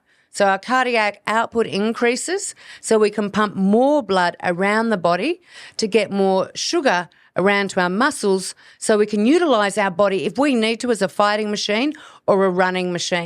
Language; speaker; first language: English; native; English